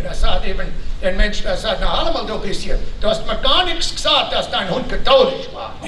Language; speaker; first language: German; early bilingual, heritage; German